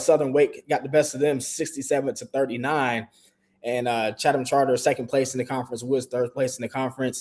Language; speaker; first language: English; native; English